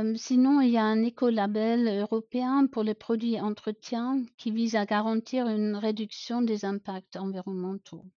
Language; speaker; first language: French; non-native, fluent; German